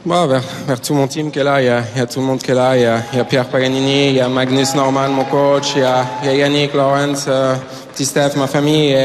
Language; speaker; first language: French; native; French